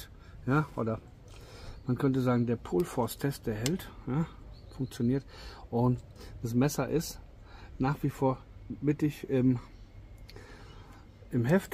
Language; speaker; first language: German; native; German